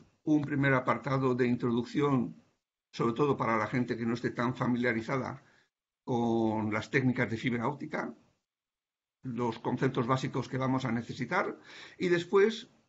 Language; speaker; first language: Spanish; native; Spanish